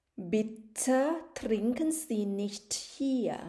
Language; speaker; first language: German; non-native, fluent; Thai